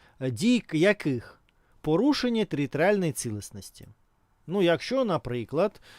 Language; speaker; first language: Ukrainian; non-native, local second language; Russian